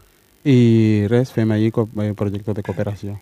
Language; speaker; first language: Catalan; early bilingual, other home language; Wolof